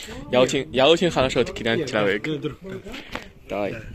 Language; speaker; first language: Russian; non-native, learner; Chinese